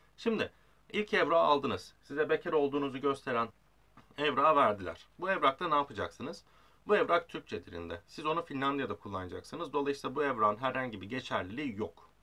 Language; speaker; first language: Turkish; native; Turkish